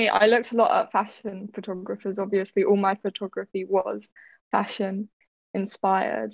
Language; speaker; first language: English; native; English